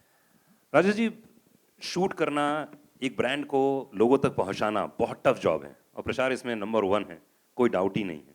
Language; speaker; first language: Hindi; native; Hindi